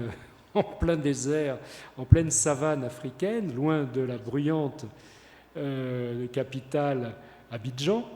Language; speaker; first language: French; native; French